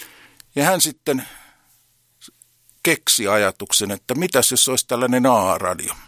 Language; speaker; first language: Finnish; native; Finnish